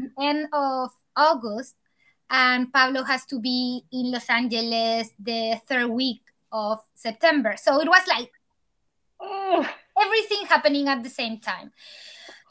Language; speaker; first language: English; non-native, fluent; Spanish